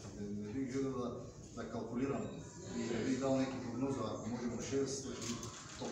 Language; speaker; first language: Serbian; non-native, learner; Bulgarian